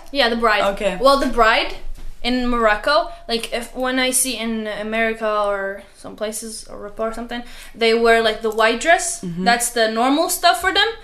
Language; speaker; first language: English; non-native, learner; Arabic